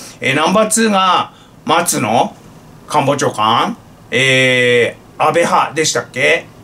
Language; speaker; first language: Japanese; native; Japanese